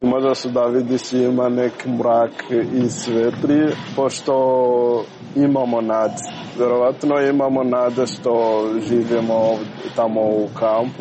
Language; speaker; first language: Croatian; non-native, learner; Rundi